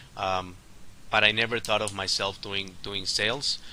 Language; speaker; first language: English; non-native, fluent; Spanish